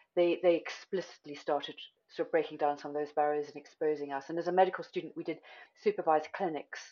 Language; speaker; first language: English; native; English